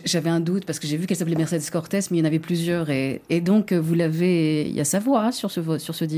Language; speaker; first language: French; native; French